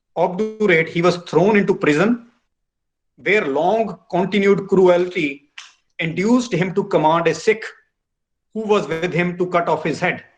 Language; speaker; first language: English; non-native, local second language; Punjabi